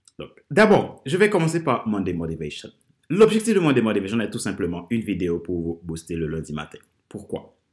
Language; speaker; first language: French; non-native, local second language; Haitian Creole